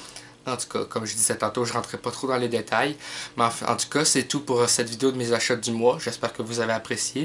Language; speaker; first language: French; native; French